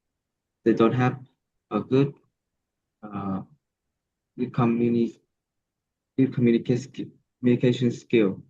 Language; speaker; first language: English; non-native, learner; Vietnamese